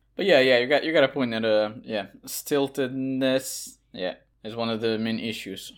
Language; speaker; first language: English; non-native, fluent; Portuguese